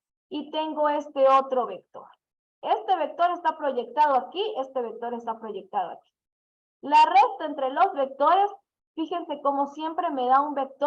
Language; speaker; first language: Spanish; native; Spanish